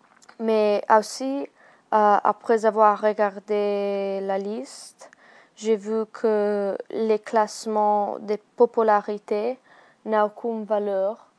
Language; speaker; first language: French; non-native, learner; Italian